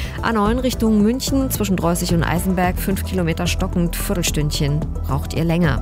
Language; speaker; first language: German; native; German